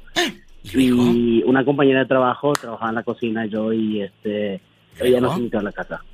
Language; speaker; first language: Spanish; native; Spanish